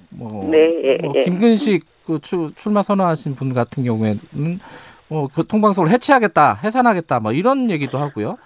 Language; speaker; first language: Korean; native; Korean